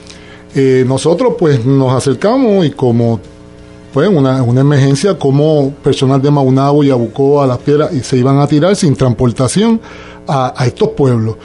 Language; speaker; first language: Spanish; native; Spanish